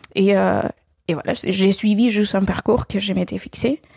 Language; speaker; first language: French; non-native, fluent; Spanish